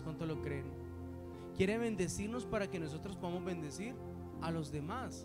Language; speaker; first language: Spanish; native; Spanish